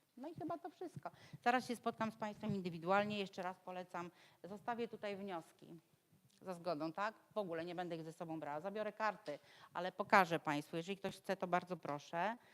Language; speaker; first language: Polish; native; Polish